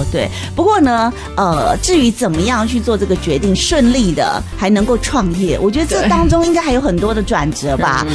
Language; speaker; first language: Chinese; native; Chinese